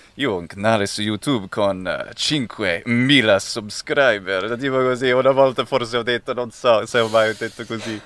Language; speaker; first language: Italian; non-native, fluent; English